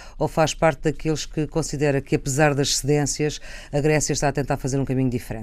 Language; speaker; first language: Portuguese; native; Portuguese